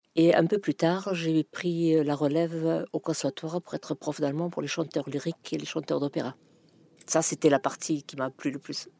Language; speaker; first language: French; non-native, fluent; German